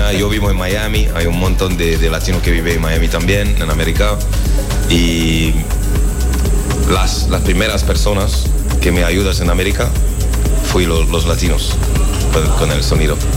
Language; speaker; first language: Spanish; non-native, learner; French